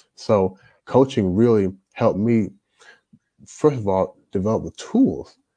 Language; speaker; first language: English; native; English